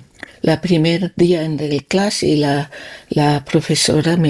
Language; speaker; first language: Spanish; non-native, learner; Danish